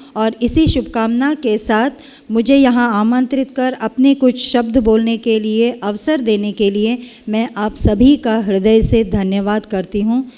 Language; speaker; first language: Hindi; non-native, local second language; Kannada